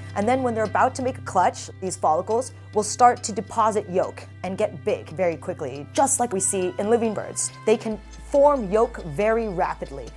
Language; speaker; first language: English; native; English